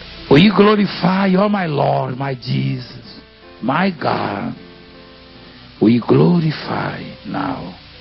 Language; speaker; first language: English; non-native, learner; Portuguese